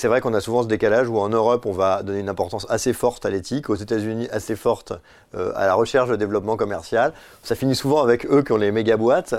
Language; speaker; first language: French; native; French